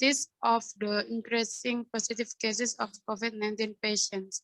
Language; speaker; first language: English; non-native, learner; Indonesian